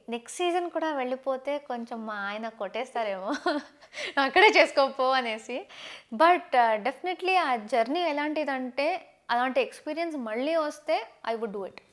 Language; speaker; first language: Telugu; non-native, local second language; Tamil